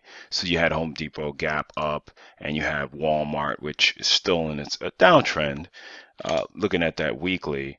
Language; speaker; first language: English; native; English